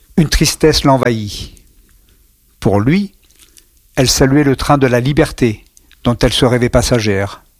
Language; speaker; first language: French; native; French